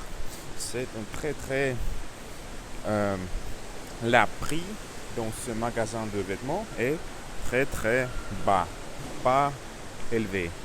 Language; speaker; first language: French; non-native, learner; Russian